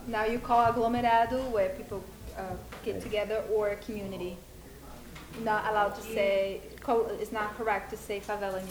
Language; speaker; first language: English; non-native, fluent; Portuguese